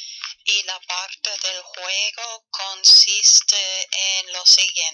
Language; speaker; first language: Spanish; non-native, fluent; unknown